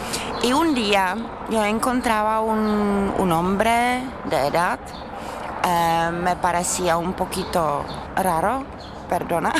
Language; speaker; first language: Spanish; non-native, fluent; Czech